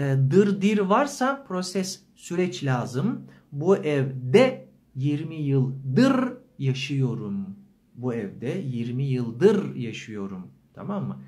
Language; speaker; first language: Turkish; native; Turkish